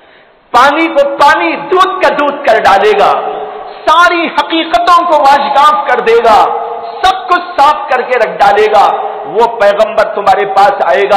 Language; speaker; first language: Urdu; native; Urdu